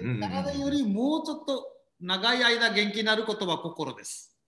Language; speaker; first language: Japanese; non-native, learner; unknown